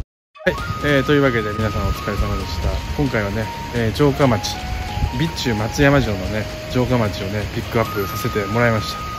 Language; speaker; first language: Japanese; native; Japanese